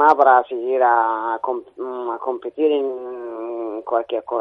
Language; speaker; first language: Spanish; non-native, learner; Arabic